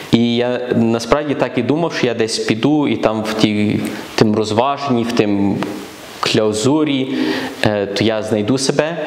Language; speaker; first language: Ukrainian; early bilingual, heritage; Ukrainian